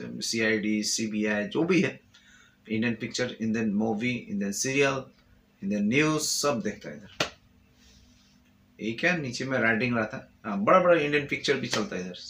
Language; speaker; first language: Hindi; non-native, fluent; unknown